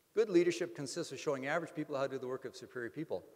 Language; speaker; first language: English; native; English